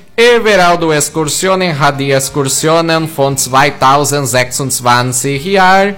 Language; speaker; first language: German; early bilingual, heritage; German